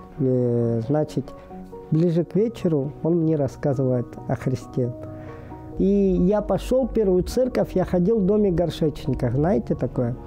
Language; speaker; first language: Russian; native; Russian